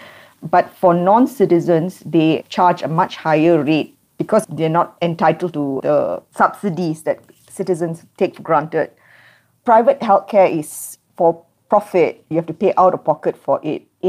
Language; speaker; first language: English; non-native, local second language; Tamil